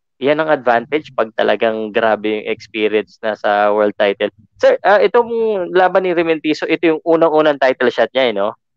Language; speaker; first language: Filipino; native; Filipino